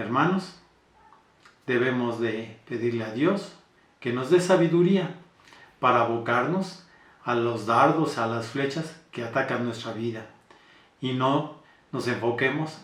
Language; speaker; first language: Spanish; native; Spanish